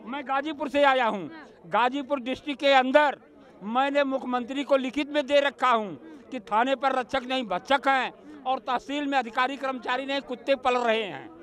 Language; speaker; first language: Hindi; native; Hindi